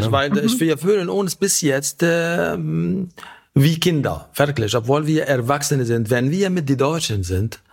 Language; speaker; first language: German; non-native, learner; Arabic